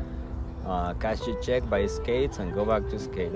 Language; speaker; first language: English; non-native, fluent; Spanish